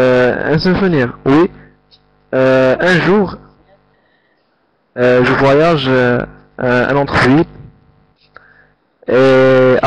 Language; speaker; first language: French; non-native, learner; Arabic